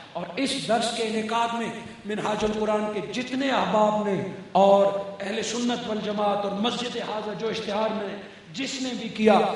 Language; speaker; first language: Urdu; non-native, local second language; Punjabi